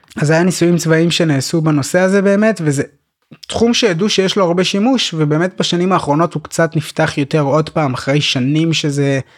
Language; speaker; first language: Hebrew; native; Hebrew